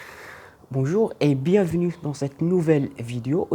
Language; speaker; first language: French; non-native, local second language; Arabic